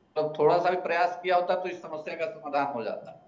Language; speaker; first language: Hindi; native; Hindi